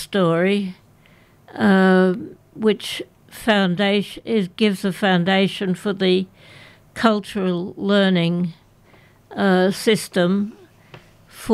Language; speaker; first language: English; native; English